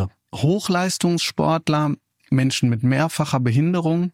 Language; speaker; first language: German; native; German